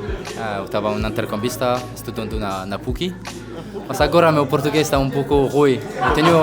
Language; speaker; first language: Portuguese; non-native, learner; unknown